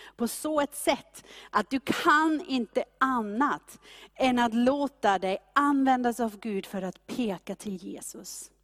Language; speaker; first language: Swedish; non-native, fluent; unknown